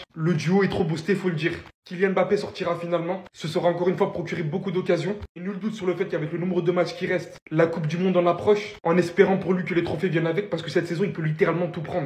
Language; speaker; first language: French; native; French